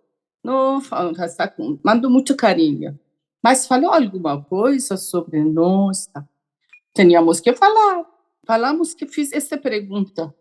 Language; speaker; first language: Portuguese; non-native, learner; Persian